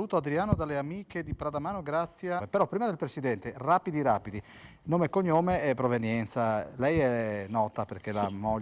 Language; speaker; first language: Italian; native; Italian